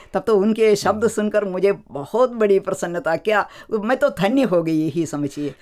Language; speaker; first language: Hindi; non-native, local second language; Malayalam